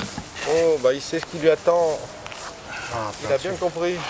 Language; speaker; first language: French; native; French